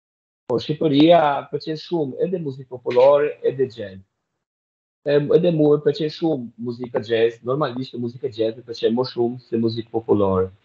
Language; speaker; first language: Albanian; non-native, learner; Portuguese